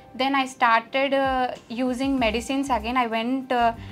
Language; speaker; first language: English; non-native, local second language; Telugu